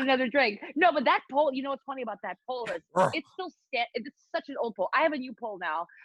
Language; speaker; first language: English; non-native, local second language; Filipino